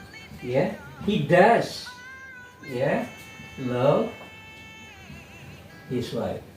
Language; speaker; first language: English; non-native, fluent; Indonesian